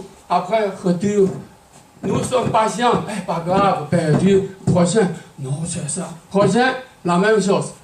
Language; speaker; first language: French; non-native, learner; Chinese